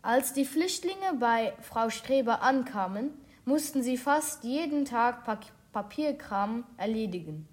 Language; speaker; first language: German; non-native, local second language; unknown